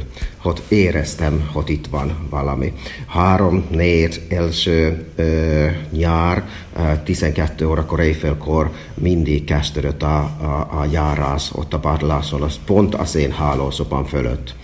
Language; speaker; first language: Hungarian; non-native, fluent; Finnish